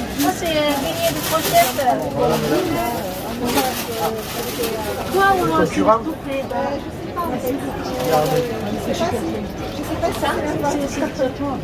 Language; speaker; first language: French; non-native, learner; Thai